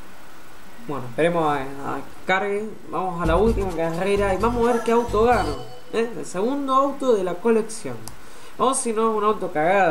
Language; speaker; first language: Spanish; native; Spanish